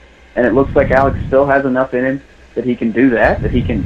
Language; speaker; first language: English; native; English